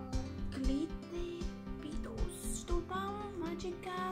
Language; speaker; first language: Russian; non-native, learner; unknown